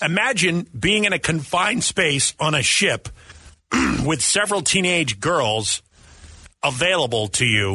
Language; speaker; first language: English; native; English